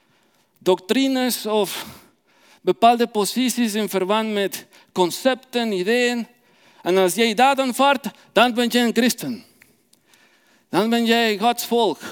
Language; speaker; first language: Dutch; non-native, fluent; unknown